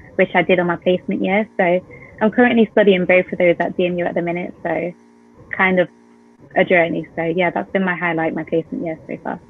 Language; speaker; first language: English; native; English